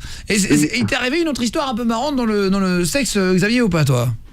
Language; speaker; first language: French; native; French